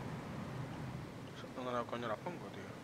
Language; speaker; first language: Spanish; native; Spanish